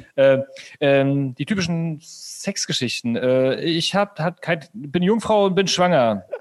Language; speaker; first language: German; native; German